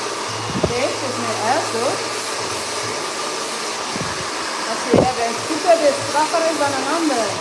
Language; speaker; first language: Dutch; non-native, learner; English